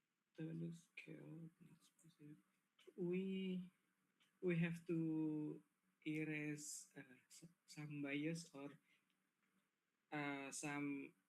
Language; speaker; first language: English; non-native, learner; Indonesian